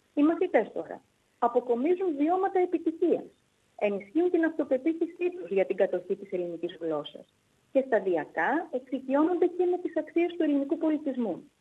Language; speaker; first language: Greek; native; Greek